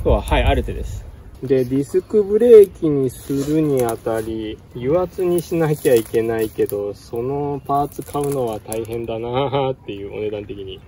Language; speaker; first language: Japanese; native; Japanese